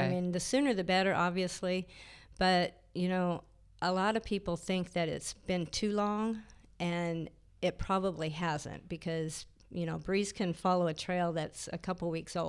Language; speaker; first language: English; native; English